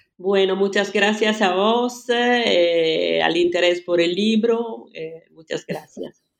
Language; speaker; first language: Spanish; non-native, fluent; Italian